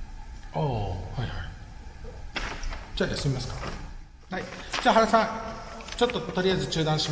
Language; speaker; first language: Japanese; native; Japanese